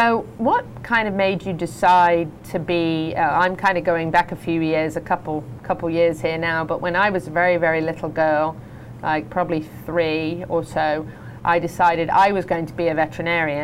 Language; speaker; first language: English; native; English